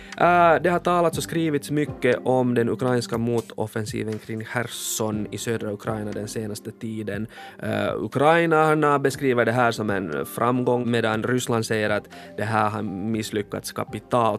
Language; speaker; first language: Swedish; native; Swedish